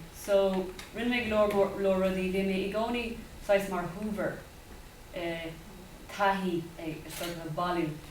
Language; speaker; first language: Irish; non-native, local second language; English